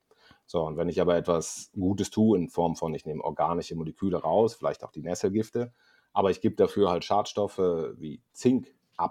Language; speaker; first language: German; native; German